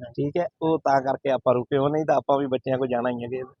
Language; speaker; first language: Punjabi; native; Punjabi